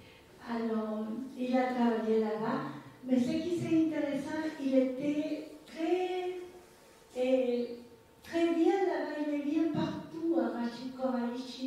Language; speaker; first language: French; non-native, fluent; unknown